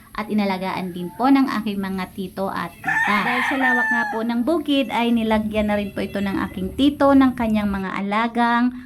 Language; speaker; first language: Filipino; non-native, local second language; Bikol